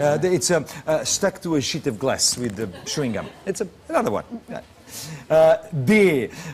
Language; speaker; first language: English; non-native, fluent; Portuguese